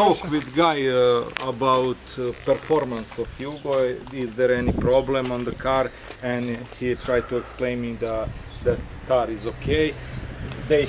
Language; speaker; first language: English; non-native, learner; Serbian